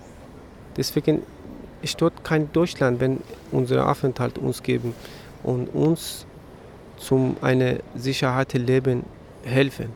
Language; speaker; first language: German; non-native, learner; Persian